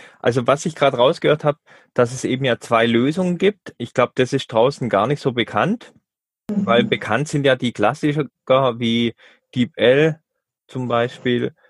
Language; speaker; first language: German; native; German